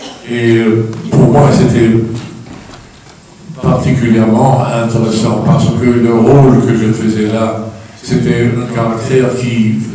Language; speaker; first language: French; non-native, fluent; Swedish